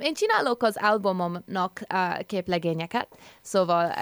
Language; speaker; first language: Hungarian; early bilingual, heritage; English